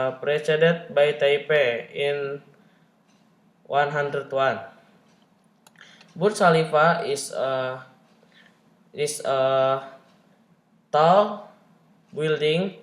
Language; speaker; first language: English; non-native, learner; Indonesian